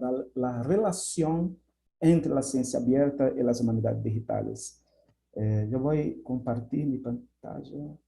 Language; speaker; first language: Spanish; non-native, fluent; Portuguese